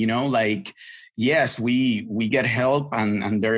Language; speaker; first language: English; non-native, fluent; Spanish